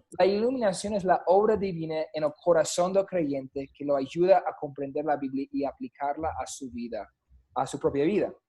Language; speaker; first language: Spanish; non-native, fluent; English